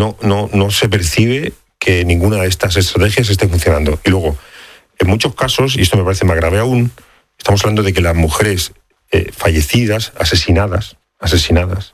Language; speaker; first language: Spanish; native; Spanish